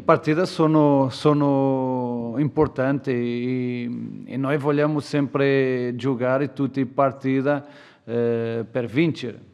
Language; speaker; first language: Italian; non-native, fluent; Portuguese